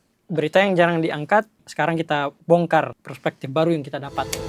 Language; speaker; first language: Indonesian; native; Indonesian